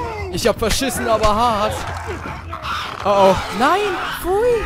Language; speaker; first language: German; native; German